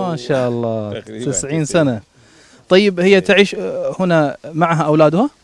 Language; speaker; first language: Arabic; native; Arabic